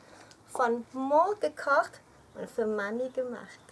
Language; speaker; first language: German; early bilingual, other home language; Thai